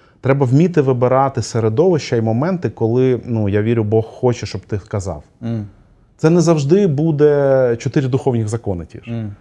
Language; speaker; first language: Ukrainian; non-native, local second language; Russian